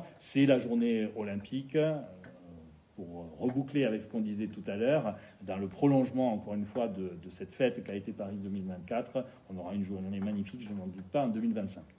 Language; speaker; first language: French; native; French